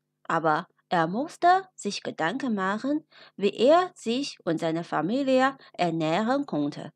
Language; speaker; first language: German; non-native, fluent; Chinese